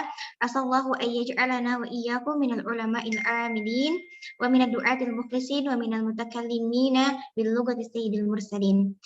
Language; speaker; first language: Arabic; non-native, learner; Indonesian